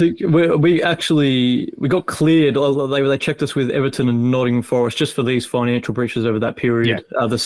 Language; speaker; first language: English; native; English